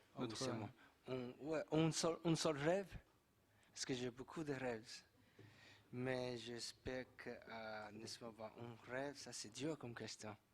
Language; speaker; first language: French; non-native, fluent; English